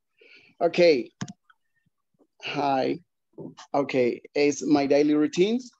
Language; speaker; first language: English; non-native, learner; Spanish